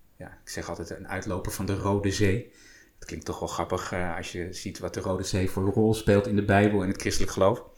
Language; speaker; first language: Dutch; native; Dutch